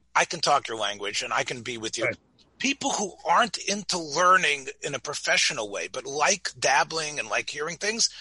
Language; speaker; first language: English; native; English